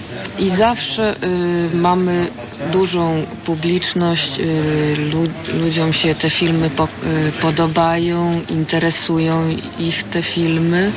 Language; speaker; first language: Polish; early bilingual, heritage; Polish